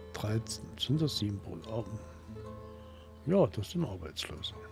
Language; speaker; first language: German; native; German